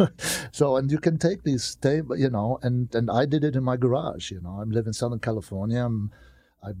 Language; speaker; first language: English; non-native, fluent; German